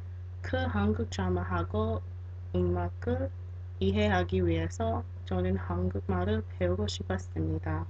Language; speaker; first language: Korean; non-native, learner; English